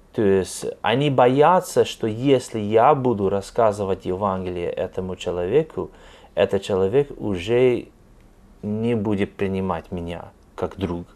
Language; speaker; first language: Russian; non-native, fluent; English